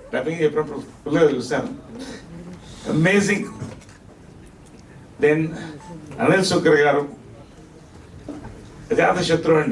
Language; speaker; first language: Telugu; native; Telugu